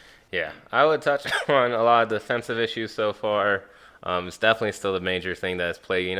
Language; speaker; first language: English; native; English